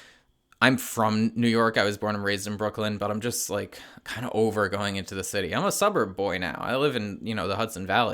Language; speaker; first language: English; native; English